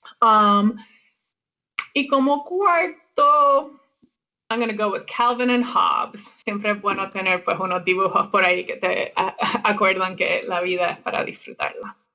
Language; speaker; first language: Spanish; non-native, fluent; English